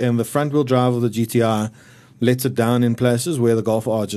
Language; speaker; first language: English; native; English